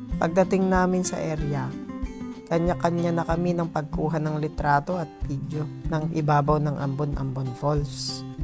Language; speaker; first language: Filipino; native; Filipino